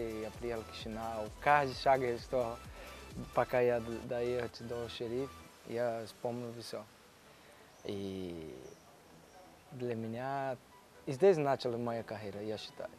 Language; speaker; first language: Russian; non-native, learner; Portuguese